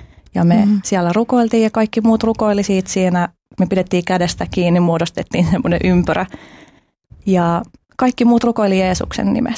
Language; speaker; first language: Finnish; early bilingual, other home language; Albanian